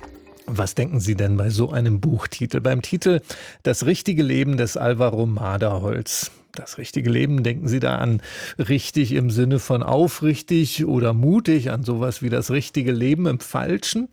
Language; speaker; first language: German; native; German